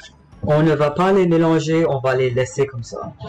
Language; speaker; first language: French; non-native, local second language; English